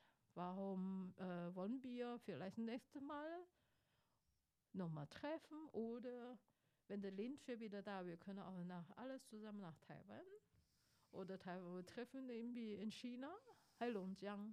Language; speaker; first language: German; non-native, fluent; Chinese